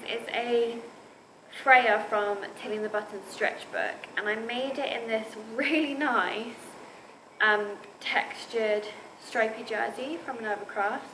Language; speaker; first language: English; native; English